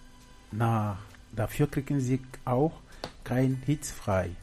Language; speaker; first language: German; non-native, fluent; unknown